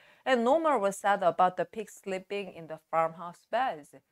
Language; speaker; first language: English; non-native, fluent; Korean